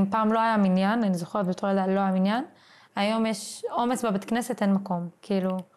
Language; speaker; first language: Hebrew; early bilingual, other home language; English